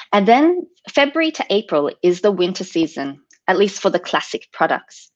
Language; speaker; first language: English; native; English